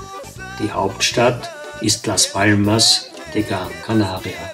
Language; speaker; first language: German; native; German